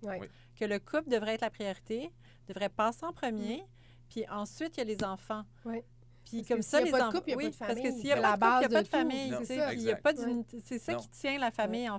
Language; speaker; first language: French; native; French